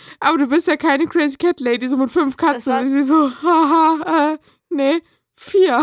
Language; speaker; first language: German; native; German